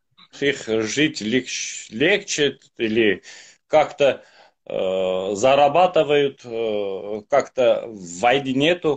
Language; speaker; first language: Russian; non-native, fluent; Armenian